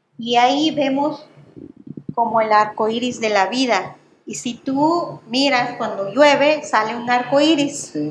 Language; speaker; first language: Spanish; non-native, local second language; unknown